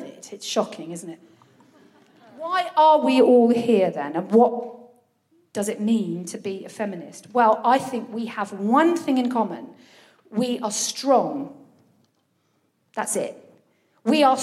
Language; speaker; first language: English; native; English